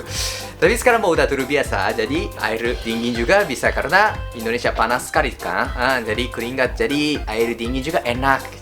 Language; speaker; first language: Indonesian; non-native, learner; Japanese